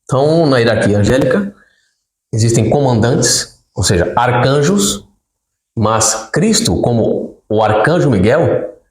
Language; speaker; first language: Portuguese; native; Portuguese